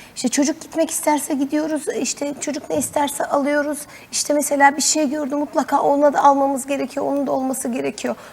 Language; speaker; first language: Turkish; non-native, local second language; Azerbaijani